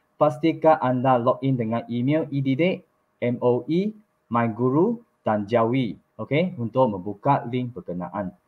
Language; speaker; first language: Malay; non-native, local second language; Chinese